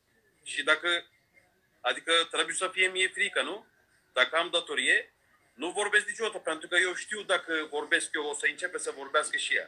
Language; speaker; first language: Romanian; non-native, fluent; Turkish